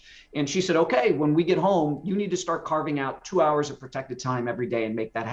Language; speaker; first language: English; native; English